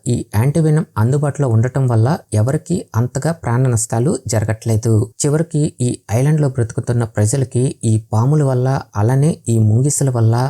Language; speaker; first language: Telugu; native; Telugu